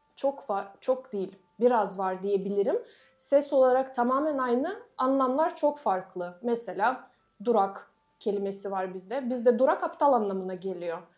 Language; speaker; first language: Turkish; non-native, fluent; Russian